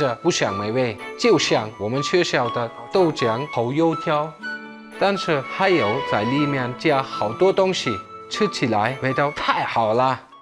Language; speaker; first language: Chinese; non-native, fluent; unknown